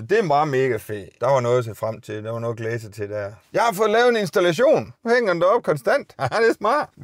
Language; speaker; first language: Danish; native; Danish